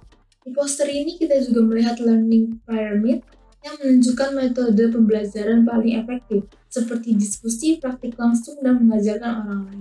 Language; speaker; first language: Indonesian; native; Indonesian